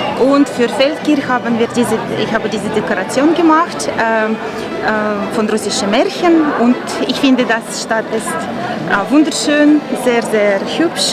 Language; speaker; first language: German; non-native, learner; Russian